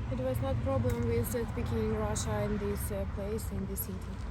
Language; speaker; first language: English; non-native, learner; Ukrainian